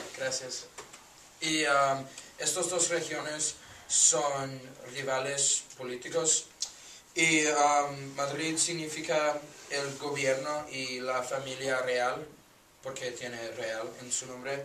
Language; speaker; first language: Spanish; non-native, learner; English